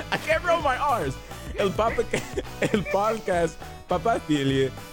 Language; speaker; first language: English; native; English